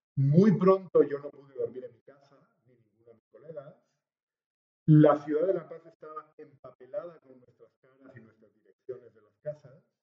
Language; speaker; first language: Spanish; native; Spanish